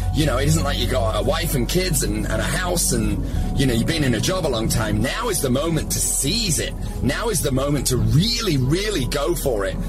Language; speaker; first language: English; native; English